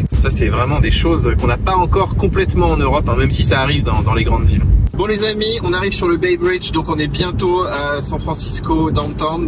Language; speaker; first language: French; native; French